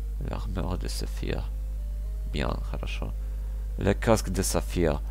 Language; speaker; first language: French; non-native, learner; Russian